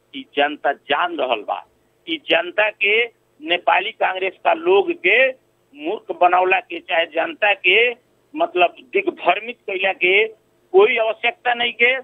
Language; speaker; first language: Bhojpuri; native; Bhojpuri